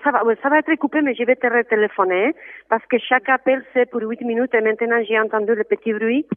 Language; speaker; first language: French; non-native, fluent; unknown